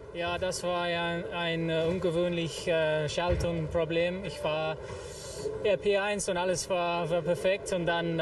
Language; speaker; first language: German; non-native, learner; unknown